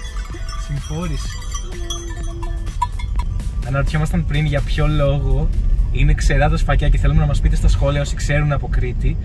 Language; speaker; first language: Greek; native; Greek